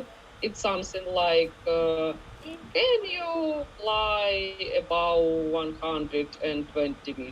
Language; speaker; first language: English; non-native, fluent; Ukrainian